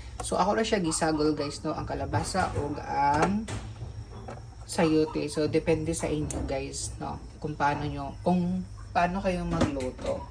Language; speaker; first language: Filipino; non-native, local second language; Cebuano